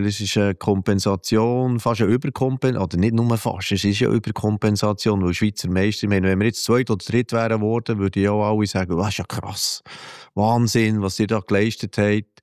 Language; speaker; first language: German; native; German